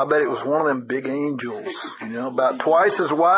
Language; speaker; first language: English; native; English